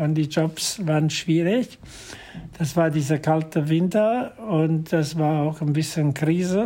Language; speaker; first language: German; non-native, fluent; Italian